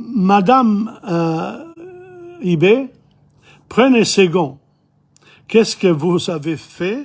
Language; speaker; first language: French; non-native, fluent; English